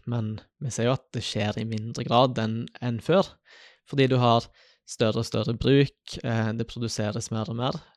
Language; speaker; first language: Norwegian; native; Norwegian